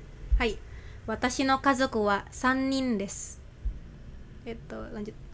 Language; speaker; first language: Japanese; non-native, learner; Indonesian